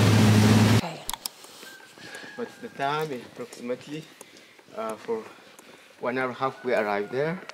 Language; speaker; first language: English; non-native, learner; Spanish